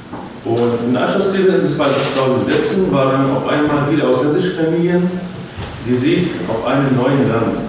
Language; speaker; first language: German; non-native, fluent; Arabic